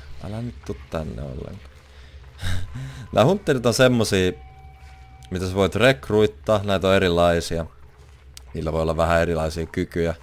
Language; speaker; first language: Finnish; native; Finnish